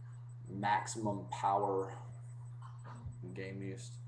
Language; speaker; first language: English; native; English